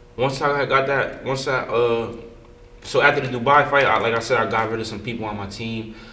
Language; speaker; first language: English; native; English